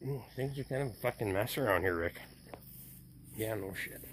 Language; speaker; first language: English; native; English